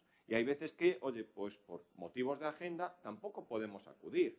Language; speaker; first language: Spanish; native; Spanish